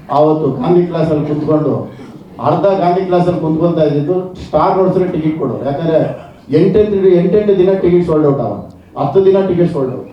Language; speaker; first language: Kannada; non-native, local second language; Telugu